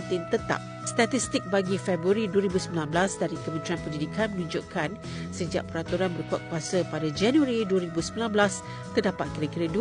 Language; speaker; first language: Malay; native; Malay